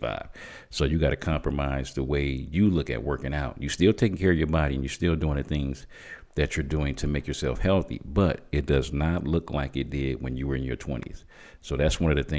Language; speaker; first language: English; native; English